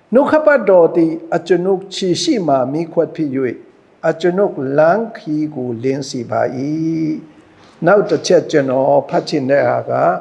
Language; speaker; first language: Burmese; non-native, local second language; Hakha Chin